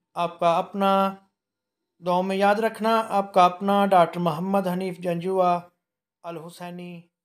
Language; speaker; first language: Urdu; non-native, local second language; Punjabi